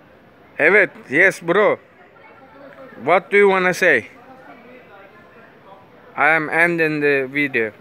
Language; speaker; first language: English; non-native, fluent; Turkish